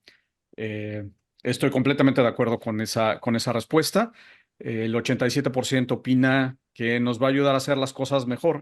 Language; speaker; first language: Spanish; native; Spanish